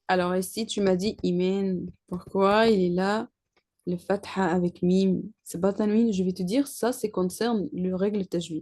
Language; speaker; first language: French; non-native, learner; Arabic